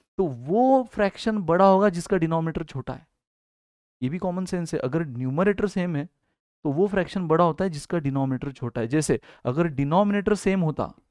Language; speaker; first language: Hindi; native; Hindi